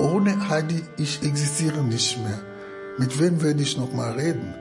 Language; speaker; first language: German; non-native, fluent; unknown